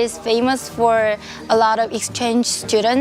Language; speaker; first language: English; non-native, learner; Indonesian